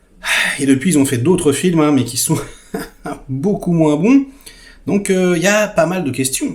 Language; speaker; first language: French; native; French